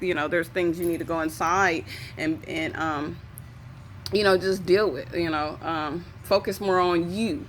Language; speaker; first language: English; native; English